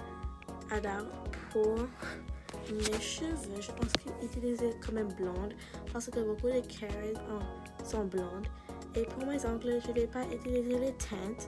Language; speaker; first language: French; non-native, learner; English